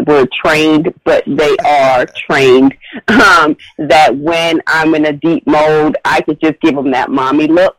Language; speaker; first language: English; native; English